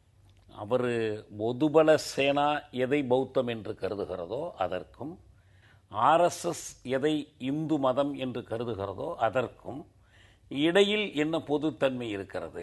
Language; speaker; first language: Tamil; native; Tamil